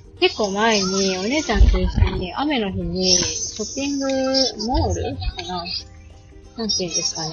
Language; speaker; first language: Japanese; native; Japanese